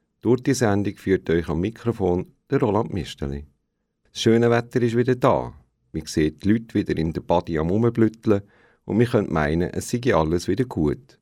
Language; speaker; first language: German; native; German